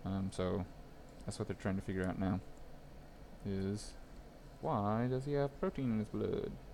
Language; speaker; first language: English; native; English